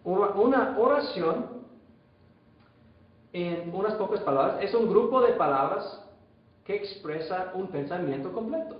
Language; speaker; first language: Spanish; non-native, fluent; English